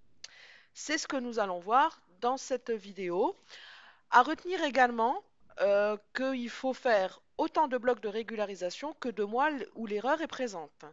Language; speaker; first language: French; native; French